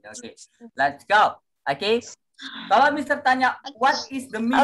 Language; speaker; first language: English; non-native, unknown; Indonesian